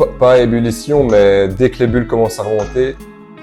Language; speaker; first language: French; native; French